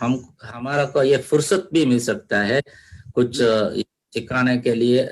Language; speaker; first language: Hindi; non-native, learner; Divehi